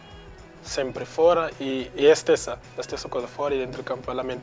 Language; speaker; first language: Italian; non-native, learner; Portuguese